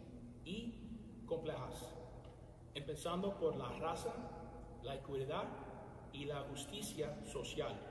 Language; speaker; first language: Spanish; early bilingual, other home language; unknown